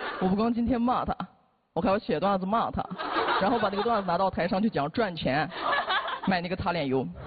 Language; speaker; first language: Chinese; non-native, local second language; Uyghur